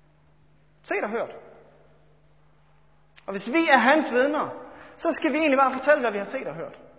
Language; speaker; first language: Danish; native; Danish